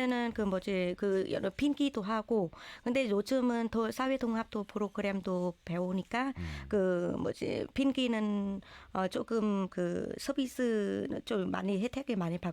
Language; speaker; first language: Korean; non-native, learner; Vietnamese